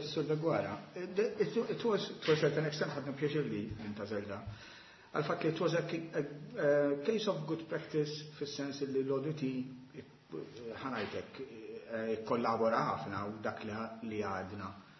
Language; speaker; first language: English; non-native, local second language; Maltese